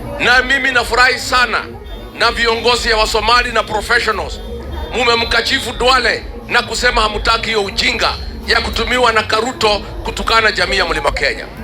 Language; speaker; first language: Swahili; non-native, local second language; Kikuyu